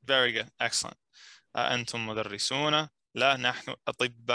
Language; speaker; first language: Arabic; non-native, fluent; English